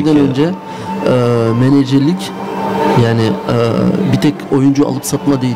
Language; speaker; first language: Turkish; early bilingual, heritage; Turkish